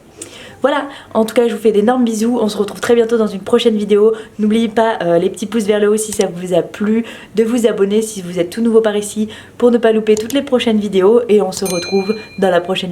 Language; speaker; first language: French; native; French